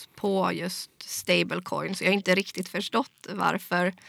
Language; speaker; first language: Swedish; native; Swedish